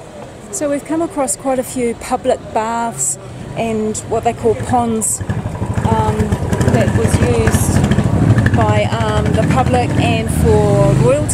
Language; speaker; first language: English; native; English